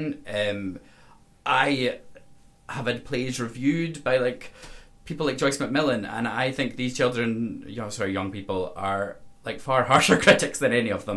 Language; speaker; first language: English; native; English